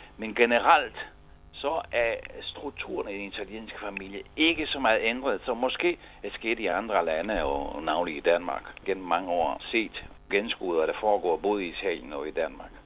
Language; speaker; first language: Danish; non-native, fluent; Italian